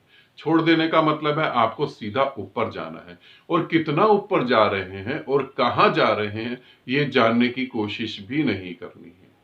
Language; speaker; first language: Hindi; native; Hindi